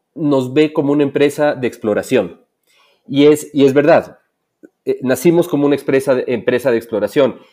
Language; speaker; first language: Spanish; native; Spanish